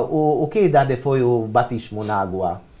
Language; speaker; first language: Portuguese; non-native, learner; Romanian